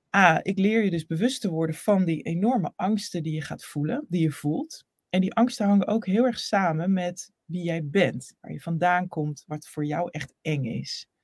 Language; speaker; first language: Dutch; native; Dutch